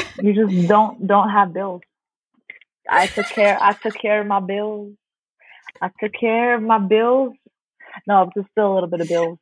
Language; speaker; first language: English; early bilingual, other home language; Arabic